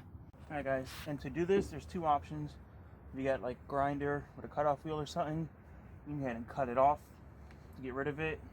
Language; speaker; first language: English; native; English